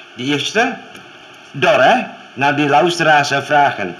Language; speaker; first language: Dutch; non-native, learner; Indonesian